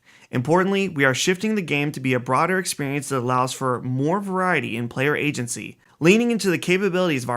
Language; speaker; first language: English; native; English